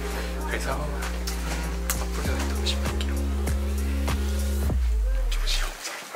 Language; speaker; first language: Korean; non-native, fluent; Chinese